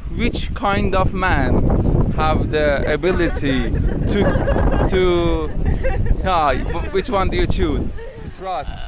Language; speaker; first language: English; non-native, learner; Chinese